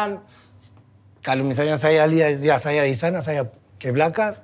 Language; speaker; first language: Indonesian; non-native, fluent; Spanish